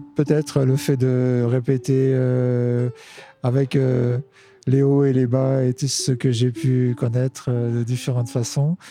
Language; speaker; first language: French; native; French